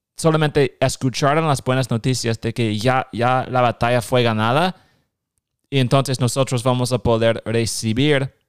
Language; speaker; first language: Spanish; non-native, fluent; English